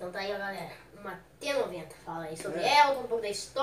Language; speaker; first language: Portuguese; native; Portuguese